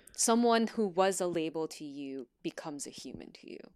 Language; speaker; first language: English; early bilingual, other home language; Chinese